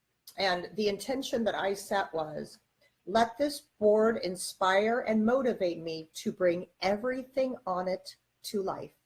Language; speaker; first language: English; native; English